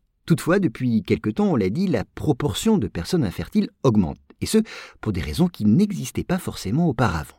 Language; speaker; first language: French; native; French